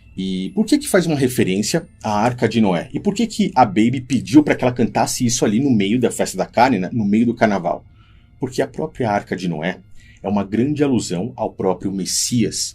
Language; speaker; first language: Portuguese; native; Portuguese